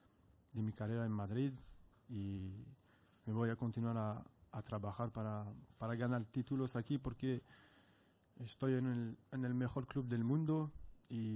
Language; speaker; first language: Spanish; non-native, fluent; French